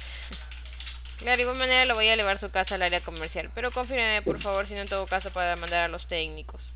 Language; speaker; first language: Spanish; native; Spanish